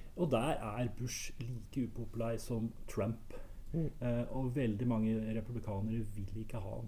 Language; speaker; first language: Norwegian; native; Norwegian